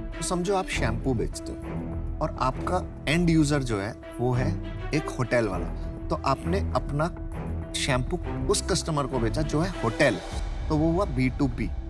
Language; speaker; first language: Hindi; native; Hindi